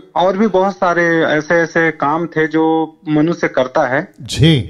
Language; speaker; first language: Hindi; native; Hindi